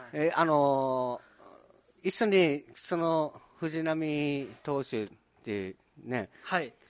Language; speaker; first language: Japanese; native; Japanese